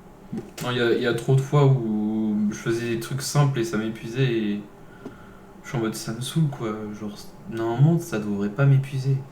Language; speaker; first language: French; native; French